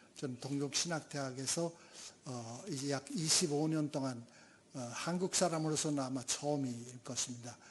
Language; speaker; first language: Korean; early bilingual, heritage; Japanese